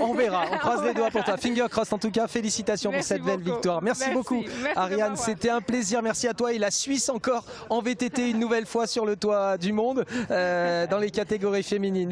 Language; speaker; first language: French; native; French